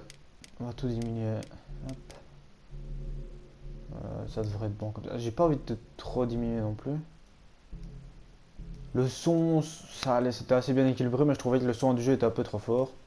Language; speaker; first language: French; native; French